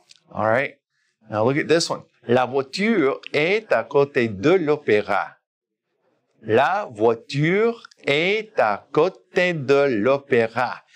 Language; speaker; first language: French; non-native, fluent; English